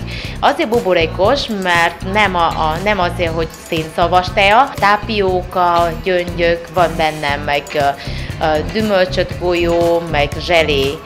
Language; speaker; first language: Hungarian; non-native, learner; Vietnamese